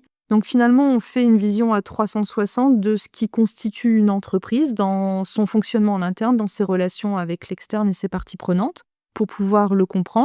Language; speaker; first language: French; native; French